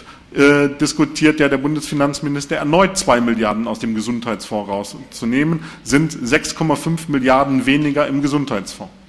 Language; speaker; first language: German; native; German